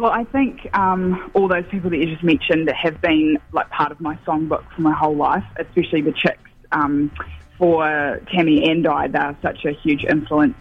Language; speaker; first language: English; native; English